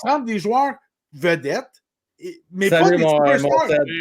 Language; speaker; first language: French; native; French